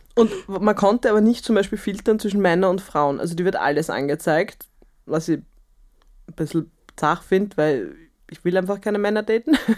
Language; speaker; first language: German; native; German